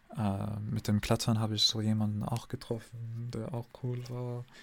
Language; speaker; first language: German; non-native, learner; English